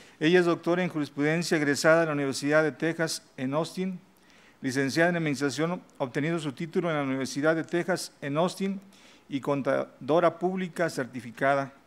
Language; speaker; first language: Spanish; native; Spanish